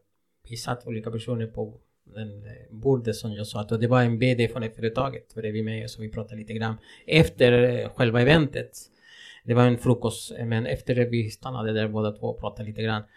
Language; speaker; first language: Swedish; non-native, fluent; Spanish